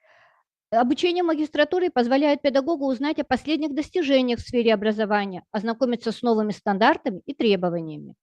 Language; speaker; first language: Russian; native; Russian